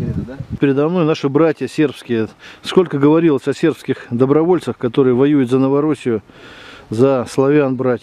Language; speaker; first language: Russian; native; Russian